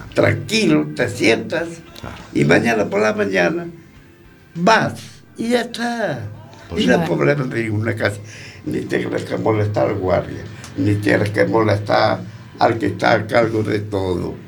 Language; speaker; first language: Spanish; native; Spanish